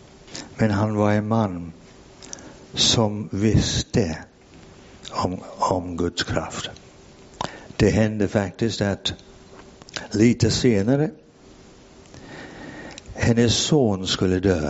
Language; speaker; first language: Swedish; non-native, fluent; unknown